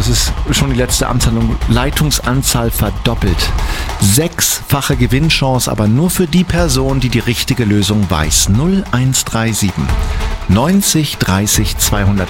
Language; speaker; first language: German; native; German